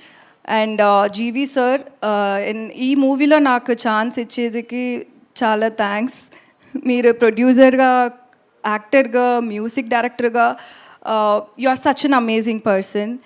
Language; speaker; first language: Telugu; non-native, learner; Tamil